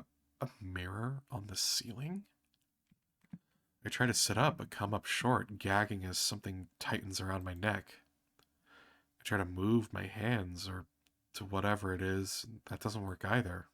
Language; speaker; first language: English; native; English